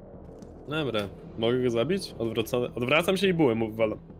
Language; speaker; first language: Polish; native; Polish